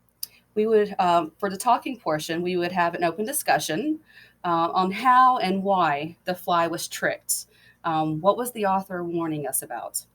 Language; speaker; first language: English; native; English